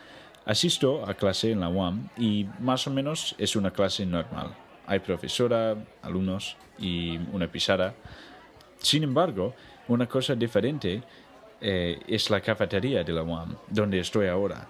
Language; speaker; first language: Spanish; non-native, learner; English